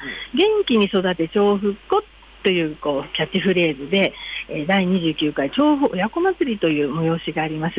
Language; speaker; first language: Japanese; native; Japanese